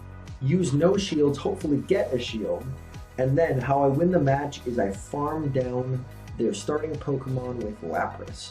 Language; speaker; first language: English; native; English